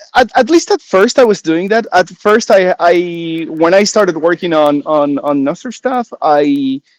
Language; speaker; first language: English; non-native, fluent; Spanish